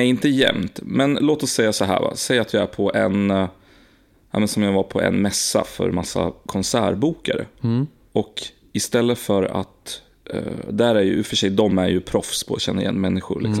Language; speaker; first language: Swedish; native; Swedish